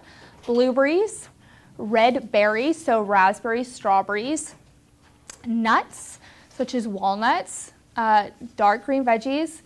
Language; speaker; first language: English; native; English